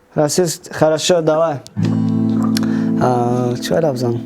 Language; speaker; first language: Russian; non-native, local second language; Tajik